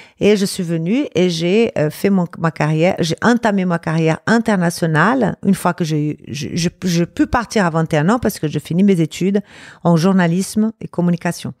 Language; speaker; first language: French; non-native, fluent; Portuguese